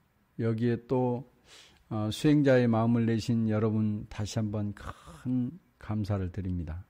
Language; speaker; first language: Korean; native; Korean